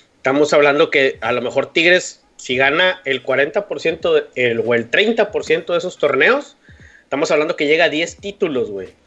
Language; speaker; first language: Spanish; native; Spanish